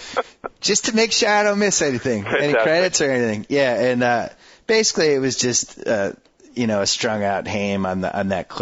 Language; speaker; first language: English; native; English